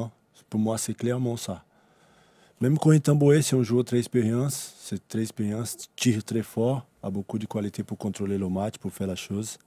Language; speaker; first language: French; non-native, learner; Portuguese